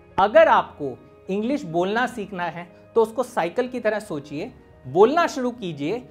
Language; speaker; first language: Hindi; native; Hindi